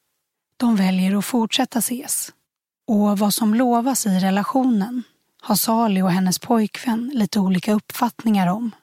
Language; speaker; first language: Swedish; native; Swedish